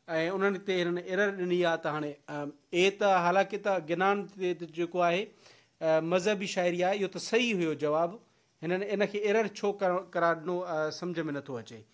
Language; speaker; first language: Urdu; non-native, local second language; Sindhi